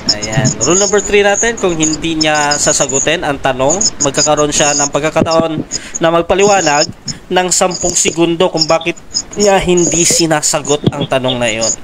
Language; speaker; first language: Filipino; non-native, local second language; Hiligaynon